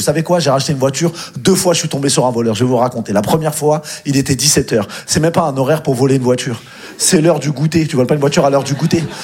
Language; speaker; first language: French; native; French